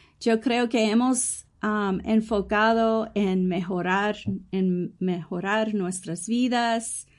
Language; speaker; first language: Spanish; early bilingual, heritage; English